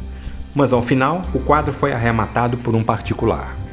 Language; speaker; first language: Portuguese; native; Portuguese